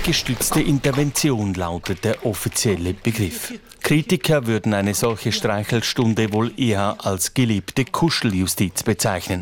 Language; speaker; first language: German; native; German